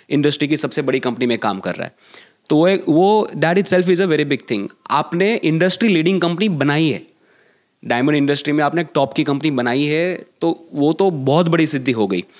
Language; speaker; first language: Hindi; non-native, local second language; Gujarati